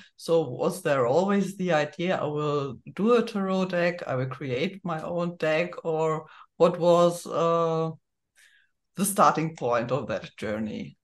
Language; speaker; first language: English; non-native, fluent; German